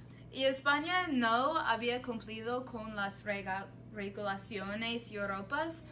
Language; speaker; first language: Spanish; non-native, learner; English